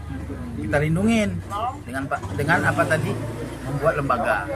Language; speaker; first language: Indonesian; native; Indonesian